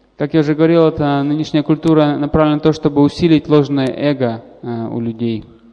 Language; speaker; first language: Russian; native; Russian